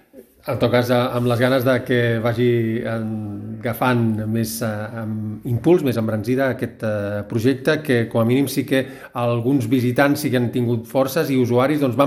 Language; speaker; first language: Catalan; native; Catalan